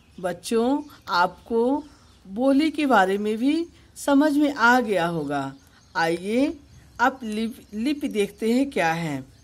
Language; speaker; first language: Hindi; native; Hindi